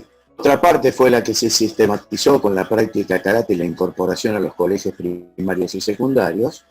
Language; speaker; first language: Spanish; native; Spanish